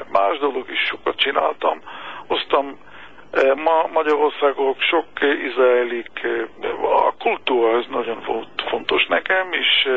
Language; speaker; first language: Hungarian; non-native, fluent; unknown